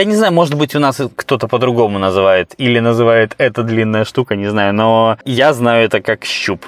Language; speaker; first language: Russian; native; Russian